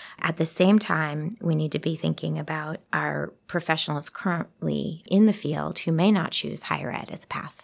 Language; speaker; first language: English; early bilingual, other home language; Spanish